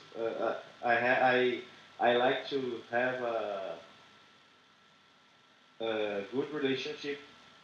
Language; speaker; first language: English; non-native, learner; Portuguese